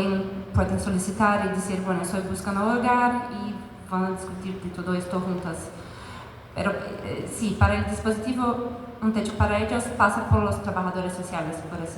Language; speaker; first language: Spanish; non-native, fluent; French